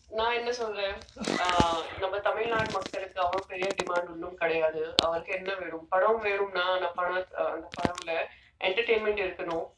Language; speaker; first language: Tamil; non-native, fluent; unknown